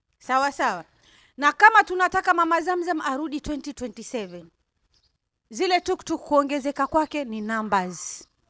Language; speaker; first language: Swahili; native; Swahili